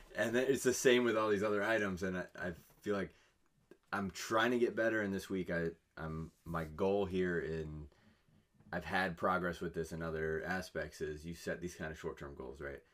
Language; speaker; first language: English; native; English